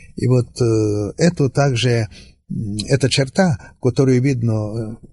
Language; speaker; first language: Russian; non-native, local second language; Rusyn